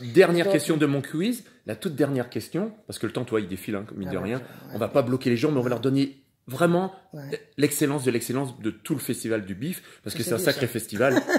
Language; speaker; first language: French; native; French